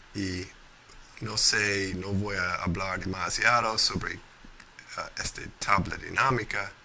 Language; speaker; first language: Spanish; non-native, fluent; English